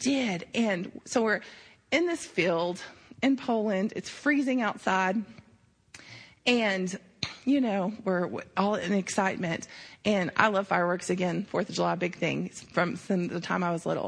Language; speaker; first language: English; native; English